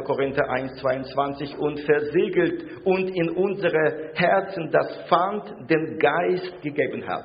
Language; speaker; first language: German; non-native, fluent; Russian